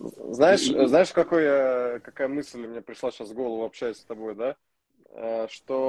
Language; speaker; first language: Russian; native; Russian